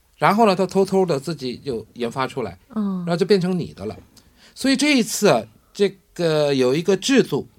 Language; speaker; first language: Chinese; non-native, fluent; Korean